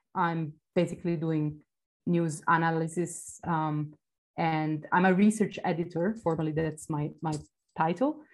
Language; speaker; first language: English; non-native, fluent; Italian